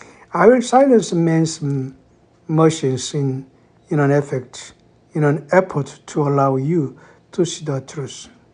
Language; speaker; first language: English; non-native, fluent; Korean